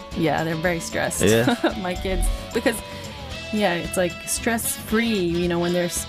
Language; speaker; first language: English; native; English